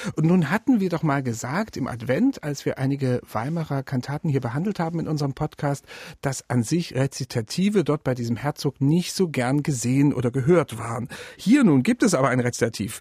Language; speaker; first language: German; native; German